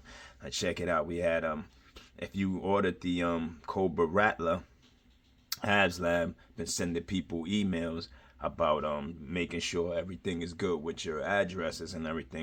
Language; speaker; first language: English; native; English